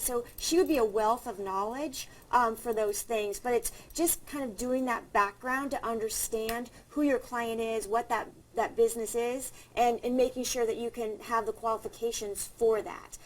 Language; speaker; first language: English; native; English